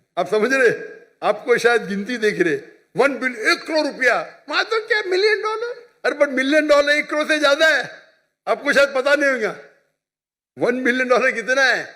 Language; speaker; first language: Urdu; non-native, local second language; Konkani